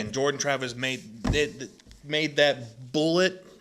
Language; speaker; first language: English; native; English